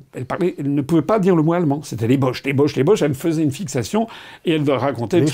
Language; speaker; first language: French; native; French